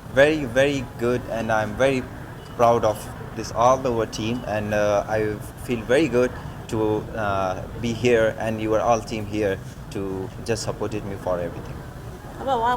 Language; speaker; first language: English; non-native, learner; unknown